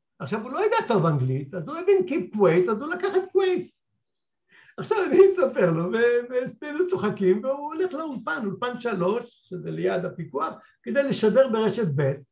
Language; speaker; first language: Hebrew; native; Hebrew